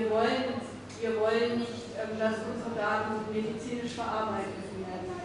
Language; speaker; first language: German; native; German